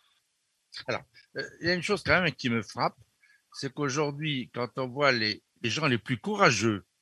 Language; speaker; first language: French; native; French